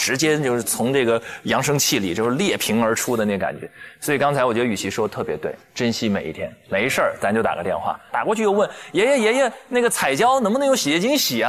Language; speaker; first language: Chinese; native; Chinese